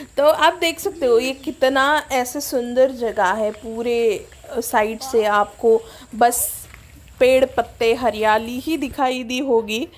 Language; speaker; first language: Hindi; non-native, local second language; Marathi